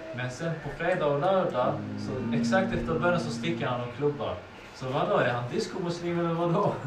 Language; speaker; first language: Swedish; early bilingual, other home language; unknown